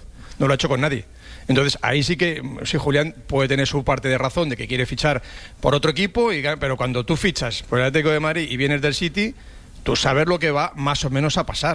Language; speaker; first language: Spanish; native; Spanish